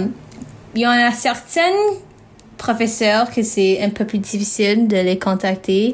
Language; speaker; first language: French; non-native, learner; English